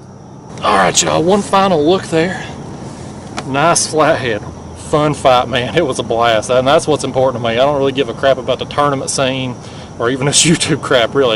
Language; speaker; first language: English; native; English